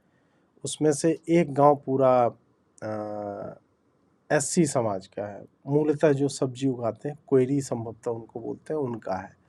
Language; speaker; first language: Hindi; native; Hindi